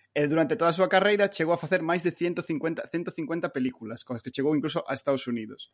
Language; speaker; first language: Galician; native; Galician